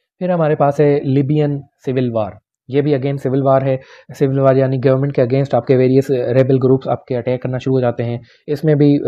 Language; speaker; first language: Urdu; non-native, local second language; Punjabi